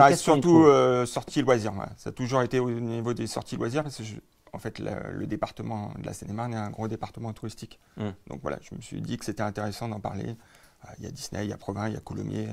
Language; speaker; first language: French; native; French